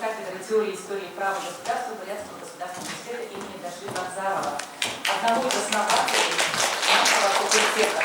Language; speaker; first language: Russian; native; Russian